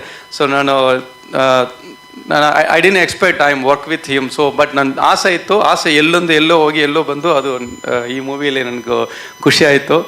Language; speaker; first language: Kannada; non-native, learner; Tamil